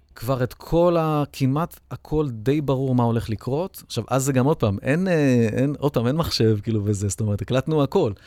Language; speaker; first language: Hebrew; native; Hebrew